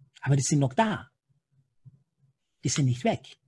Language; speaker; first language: German; non-native, fluent; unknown